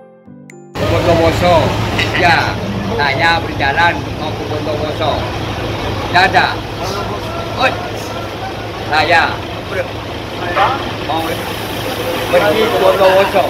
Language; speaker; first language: Indonesian; non-native, learner; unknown